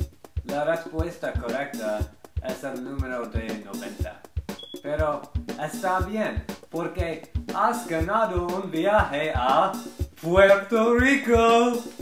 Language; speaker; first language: Spanish; non-native, learner; English